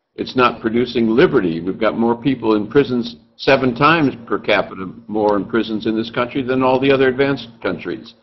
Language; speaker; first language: English; native; English